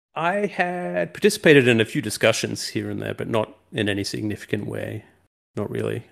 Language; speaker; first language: English; native; English